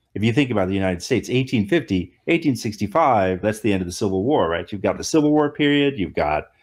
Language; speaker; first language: English; native; English